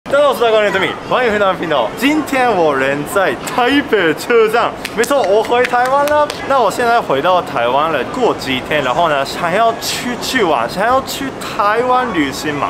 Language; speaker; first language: Chinese; non-native, fluent; Japanese